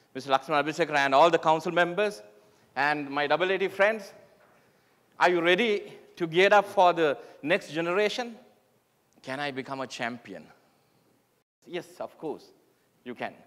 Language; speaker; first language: English; non-native, local second language; Sinhala